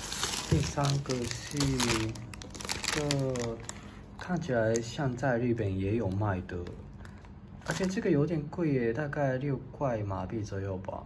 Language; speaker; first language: Chinese; non-native, fluent; Japanese